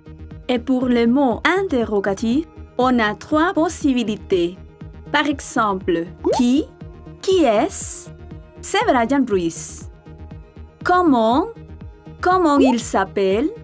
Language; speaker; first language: French; non-native, fluent; Spanish